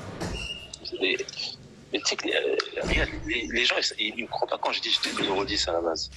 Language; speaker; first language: French; native; French